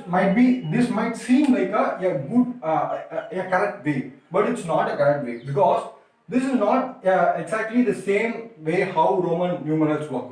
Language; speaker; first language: English; non-native, local second language; Tamil